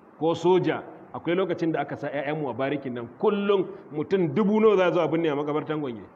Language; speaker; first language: Hausa; non-native, local second language; Kanuri